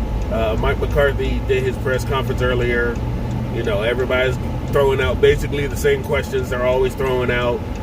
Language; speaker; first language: English; native; English